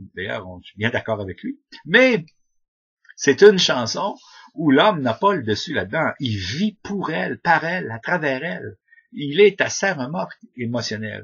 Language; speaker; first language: French; native; French